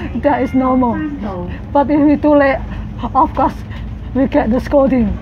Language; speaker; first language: English; non-native, learner; Indonesian